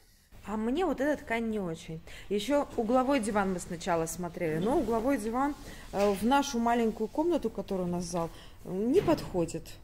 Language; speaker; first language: Russian; native; Russian